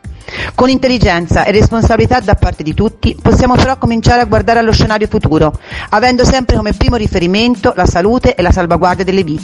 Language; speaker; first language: Italian; native; Italian